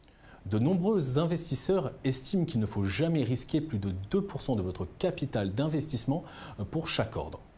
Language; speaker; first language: French; native; French